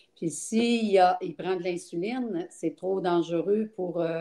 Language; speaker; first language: French; native; French